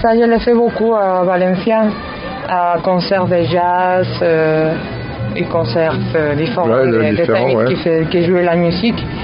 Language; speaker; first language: French; non-native, fluent; Spanish